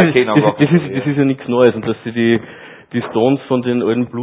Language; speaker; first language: German; native; German